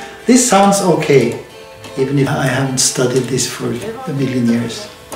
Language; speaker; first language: English; non-native, fluent; Norwegian